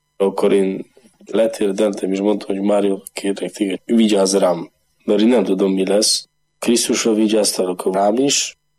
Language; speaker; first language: Hungarian; non-native, learner; Polish